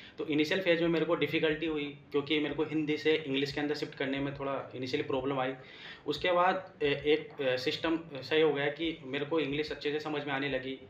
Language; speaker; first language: Hindi; native; Hindi